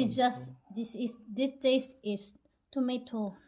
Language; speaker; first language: English; non-native, local second language; Cebuano